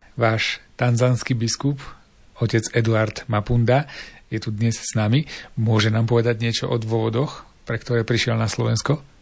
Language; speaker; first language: Slovak; native; Slovak